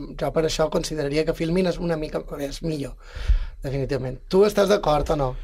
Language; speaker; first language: Catalan; native; Catalan